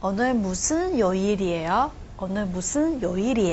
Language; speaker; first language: Korean; non-native, fluent; Chinese